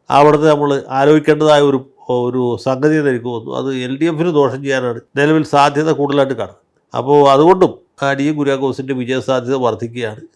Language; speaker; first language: Malayalam; native; Malayalam